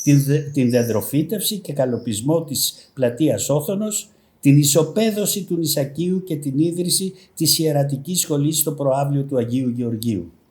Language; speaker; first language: Greek; native; Greek